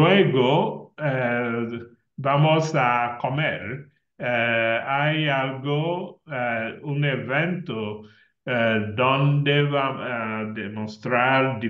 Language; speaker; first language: Spanish; non-native, learner; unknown